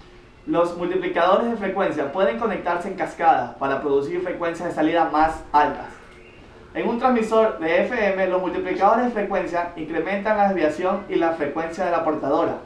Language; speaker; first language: Spanish; native; Spanish